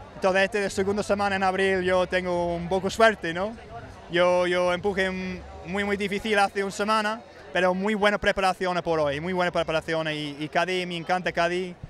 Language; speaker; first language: Spanish; non-native, fluent; English